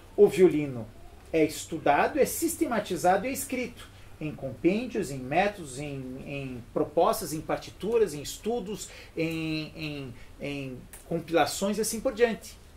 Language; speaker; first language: Portuguese; early bilingual, other home language; French